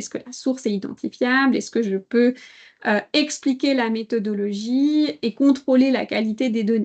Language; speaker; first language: French; native; French